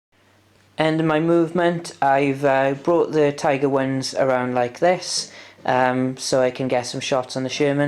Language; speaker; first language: English; native; English